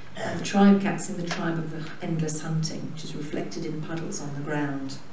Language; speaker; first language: English; native; English